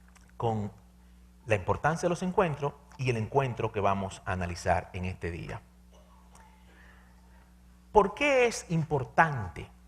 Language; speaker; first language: Spanish; native; Spanish